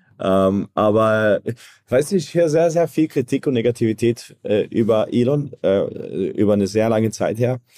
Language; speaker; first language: German; early bilingual, other home language; Croatian